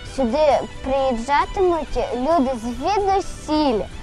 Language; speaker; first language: Ukrainian; native; Ukrainian